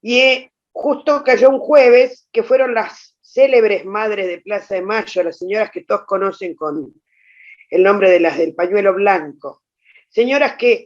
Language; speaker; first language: Spanish; native; Spanish